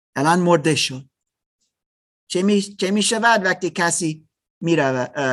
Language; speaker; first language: Persian; non-native, learner; German